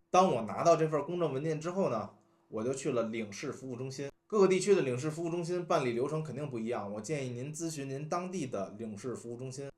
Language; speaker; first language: Chinese; native; Chinese